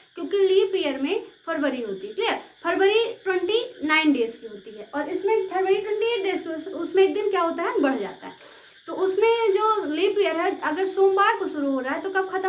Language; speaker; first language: Hindi; native; Hindi